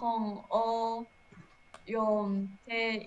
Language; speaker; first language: Japanese; non-native, learner; English